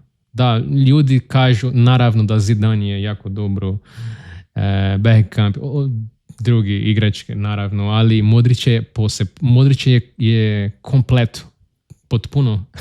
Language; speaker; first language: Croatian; non-native, learner; Portuguese